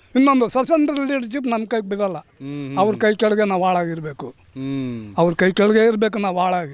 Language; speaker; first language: Kannada; native; Kannada